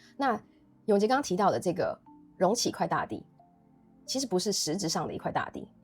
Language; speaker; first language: Chinese; native; Chinese